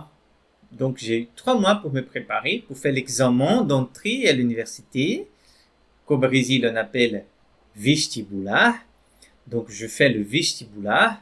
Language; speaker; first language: French; non-native, fluent; Portuguese